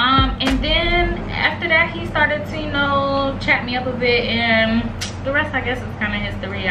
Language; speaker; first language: English; native; English